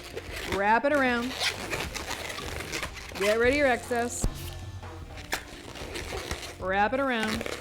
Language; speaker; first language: English; native; English